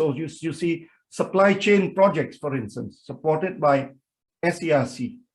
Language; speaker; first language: English; non-native, fluent; Vietnamese